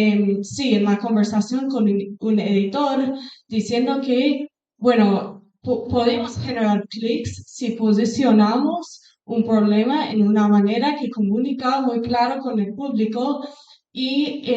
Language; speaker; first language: Spanish; non-native, fluent; English